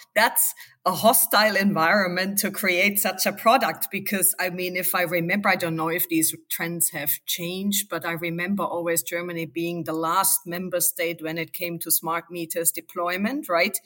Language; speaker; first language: English; non-native, fluent; German